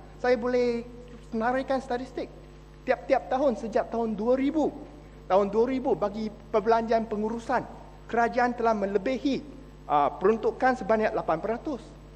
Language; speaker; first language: Malay; non-native, local second language; Chinese